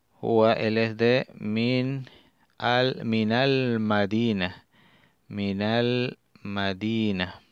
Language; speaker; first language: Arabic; non-native, learner; Spanish